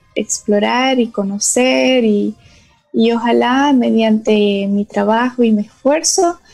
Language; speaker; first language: Spanish; non-native, local second language; Portuguese